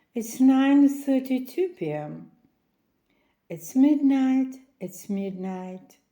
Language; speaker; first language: English; non-native, fluent; Ukrainian